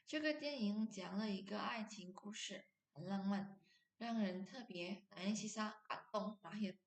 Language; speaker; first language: Chinese; non-native, fluent; Indonesian